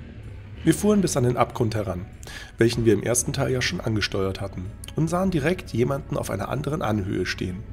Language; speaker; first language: German; native; German